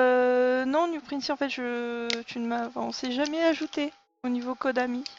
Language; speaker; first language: French; native; French